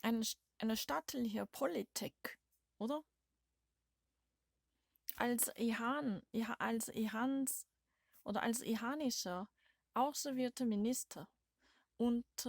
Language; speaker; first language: German; non-native, learner; Korean